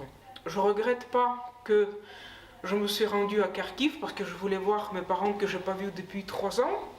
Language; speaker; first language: French; non-native, fluent; Ukrainian